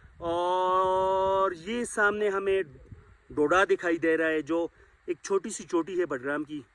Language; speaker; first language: Urdu; non-native, local second language; Pashto